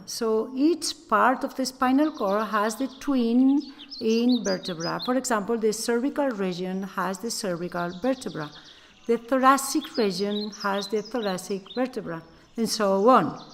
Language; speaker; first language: English; non-native, fluent; Spanish